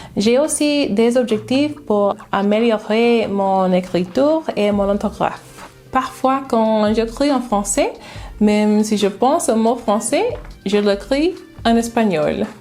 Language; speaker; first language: French; non-native, learner; English